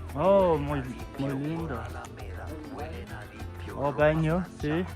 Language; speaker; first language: Spanish; non-native, learner; Mongolian